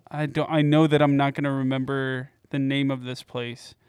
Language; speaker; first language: English; native; English